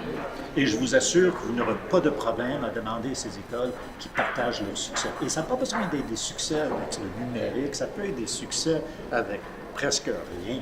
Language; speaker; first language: French; native; French